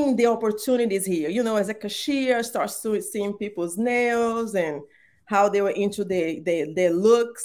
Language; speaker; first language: English; non-native, fluent; Portuguese